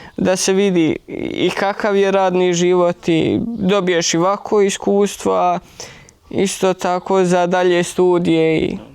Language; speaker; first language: Bosnian; early bilingual, heritage; Bosnian